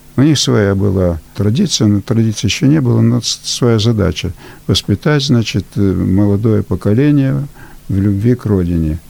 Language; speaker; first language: Russian; early bilingual, heritage; Russian